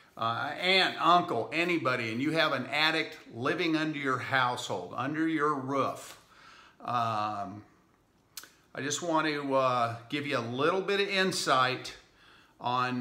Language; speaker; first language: English; native; English